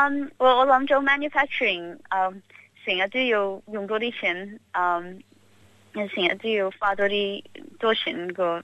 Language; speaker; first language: Cantonese; early bilingual, heritage; Cantonese